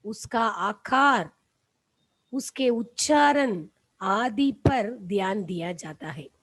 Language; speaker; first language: Hindi; non-native, local second language; Tamil